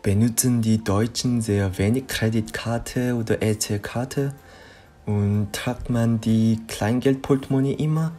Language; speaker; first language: German; non-native, learner; Korean